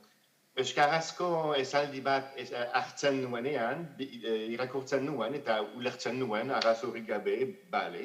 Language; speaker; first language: Basque; non-native, fluent; French